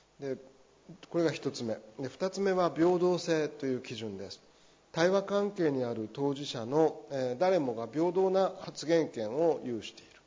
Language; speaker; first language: Japanese; native; Japanese